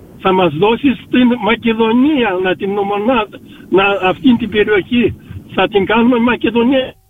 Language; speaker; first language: Greek; early bilingual, heritage; Greek